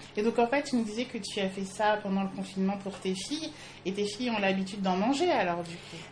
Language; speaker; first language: French; native; French